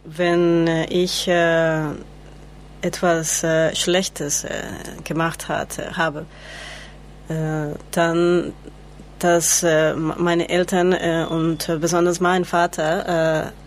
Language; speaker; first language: German; non-native, learner; Spanish